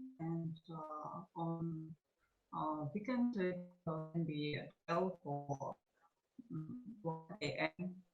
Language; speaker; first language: English; non-native, learner; Russian